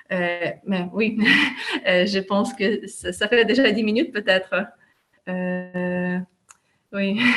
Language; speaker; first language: French; non-native, fluent; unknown